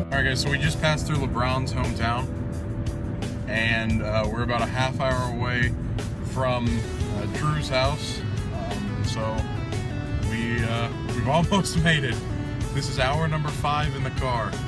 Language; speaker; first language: English; native; English